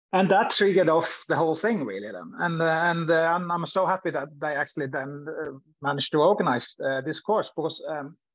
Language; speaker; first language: English; non-native, fluent; Norwegian